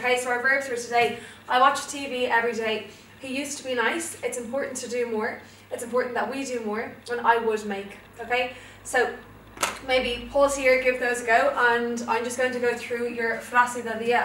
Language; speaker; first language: English; native; English